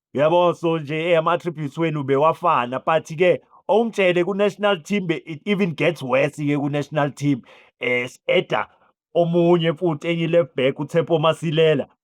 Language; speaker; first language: Zulu; native; Zulu